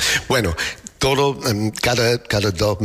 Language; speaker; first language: Spanish; non-native, learner; English